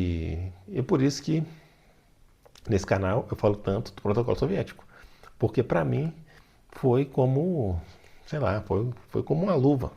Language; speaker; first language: Portuguese; native; Portuguese